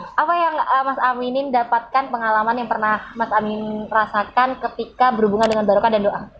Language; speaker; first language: Indonesian; native; Indonesian